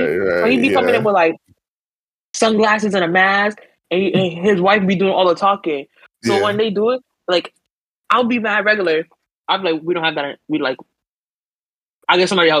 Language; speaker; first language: English; native; English